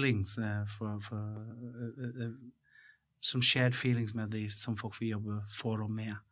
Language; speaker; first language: Norwegian; non-native, fluent; English